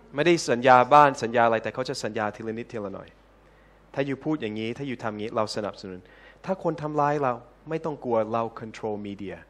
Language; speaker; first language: Thai; early bilingual, heritage; Thai